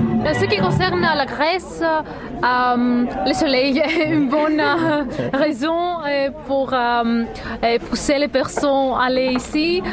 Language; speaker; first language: French; non-native, learner; Greek